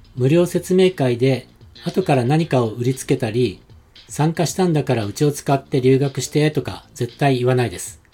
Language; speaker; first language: Japanese; native; Japanese